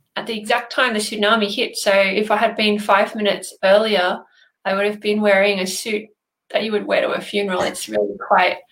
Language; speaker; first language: English; native; English